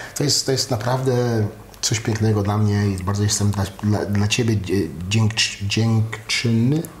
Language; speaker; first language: Polish; early bilingual, heritage; Polish